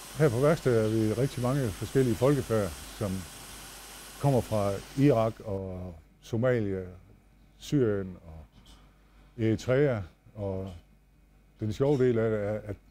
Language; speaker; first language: Danish; native; Danish